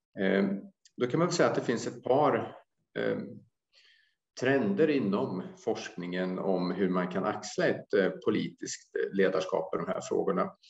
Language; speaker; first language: Swedish; native; Swedish